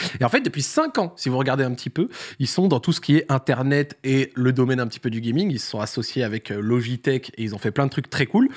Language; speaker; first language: French; native; French